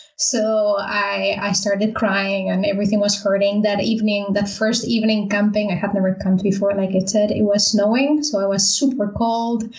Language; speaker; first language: English; non-native, fluent; Spanish